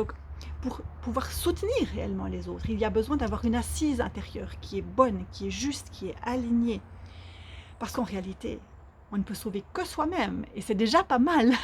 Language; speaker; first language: French; native; French